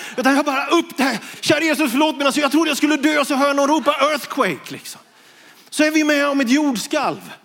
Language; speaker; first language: Swedish; native; Swedish